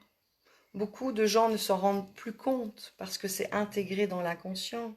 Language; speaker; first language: French; native; French